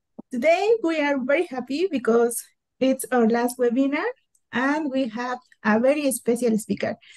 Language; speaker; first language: English; non-native, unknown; Spanish